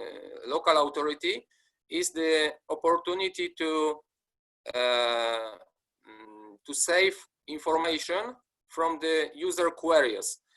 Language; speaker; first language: English; non-native, fluent; Polish